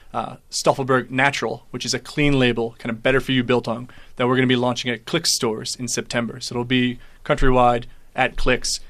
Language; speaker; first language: English; native; English